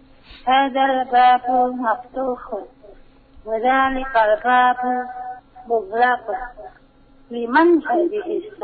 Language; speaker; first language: Arabic; non-native, learner; Indonesian